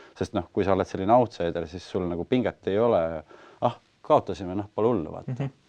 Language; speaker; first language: Estonian; native; Estonian